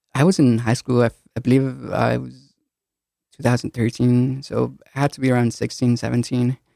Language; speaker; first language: English; early bilingual, other home language; Spanish